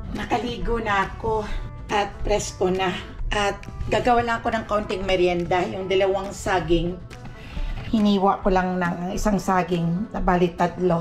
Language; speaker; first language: Filipino; non-native, local second language; Aklanon